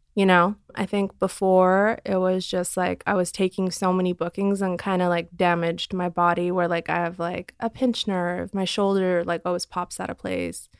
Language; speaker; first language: English; non-native, fluent; Armenian